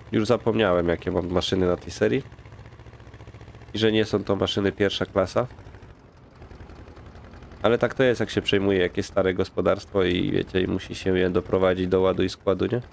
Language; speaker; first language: Polish; native; Polish